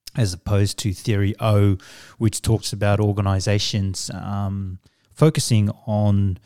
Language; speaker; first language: English; early bilingual, other home language; Samoan